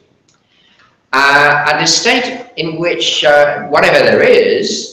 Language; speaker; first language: English; native; English